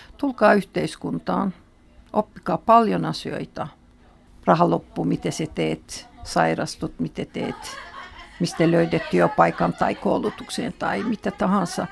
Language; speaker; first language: Finnish; non-native, fluent; Turkish